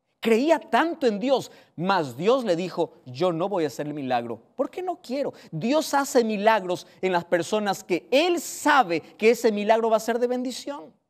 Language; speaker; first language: Spanish; native; Spanish